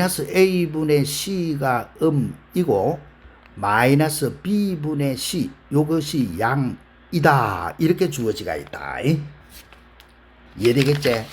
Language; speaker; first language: Korean; native; Korean